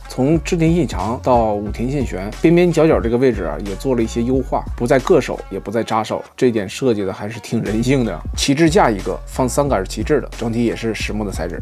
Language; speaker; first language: Chinese; native; Chinese